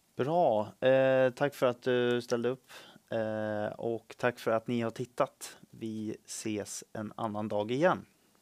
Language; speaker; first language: Swedish; native; Swedish